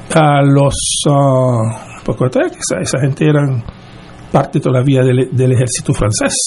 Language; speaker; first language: Spanish; non-native, fluent; Haitian Creole